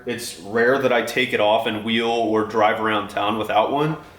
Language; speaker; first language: English; native; English